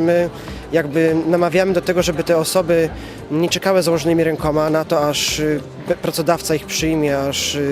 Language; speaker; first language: Polish; native; Polish